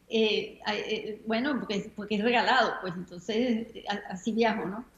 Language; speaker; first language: Spanish; native; Spanish